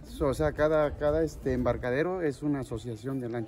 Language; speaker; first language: Spanish; native; Spanish